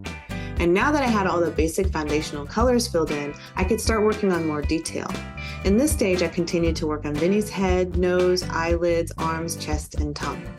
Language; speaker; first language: English; native; English